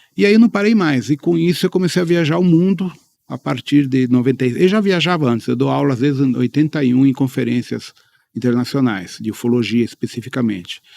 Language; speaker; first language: Portuguese; early bilingual, other home language; Spanish